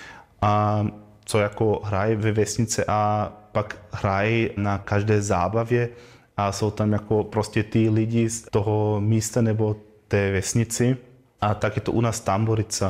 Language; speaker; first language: Czech; non-native, fluent; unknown